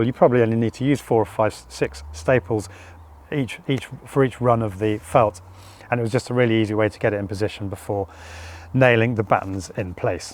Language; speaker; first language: English; native; English